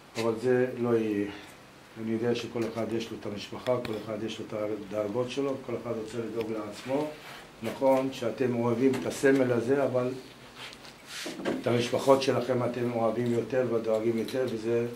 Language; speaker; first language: Hebrew; non-native, local second language; Arabic